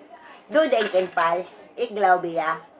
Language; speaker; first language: German; non-native, learner; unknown